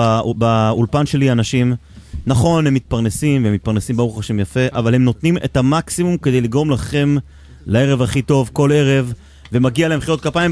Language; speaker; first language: Hebrew; native; Hebrew